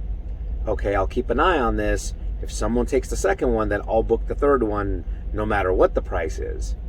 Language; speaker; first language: English; native; English